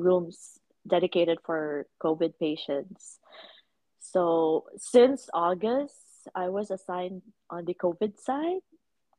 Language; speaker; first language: English; non-native, local second language; Cebuano